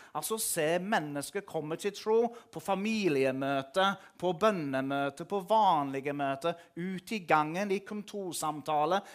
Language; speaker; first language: Norwegian; non-native, fluent; English